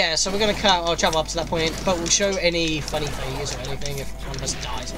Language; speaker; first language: English; native; English